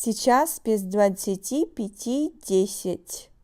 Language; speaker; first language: Russian; non-native, fluent; English